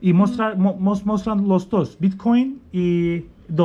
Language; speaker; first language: Spanish; non-native, learner; Turkish